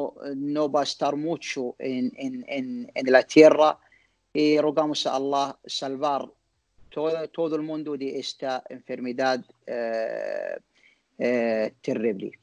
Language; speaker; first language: Spanish; non-native, learner; Arabic